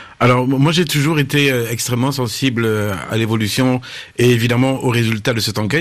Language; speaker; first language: French; native; French